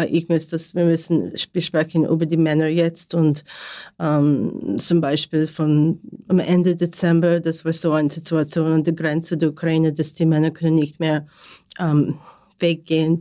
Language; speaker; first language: German; non-native, learner; Ukrainian